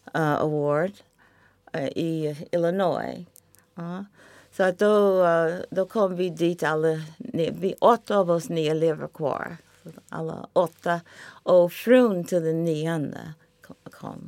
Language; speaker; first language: Swedish; non-native, fluent; English